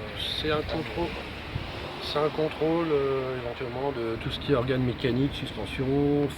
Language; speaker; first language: French; native; French